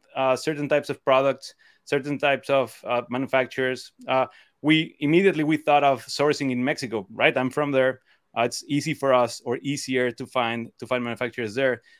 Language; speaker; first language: English; non-native, fluent; Spanish